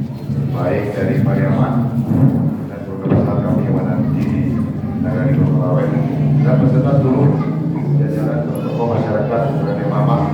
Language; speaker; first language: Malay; non-native, local second language; Minangkabau